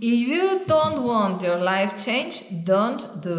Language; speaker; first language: English; non-native, fluent; Spanish